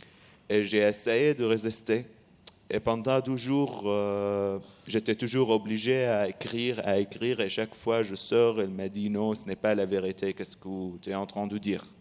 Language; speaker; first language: French; non-native, learner; Arabic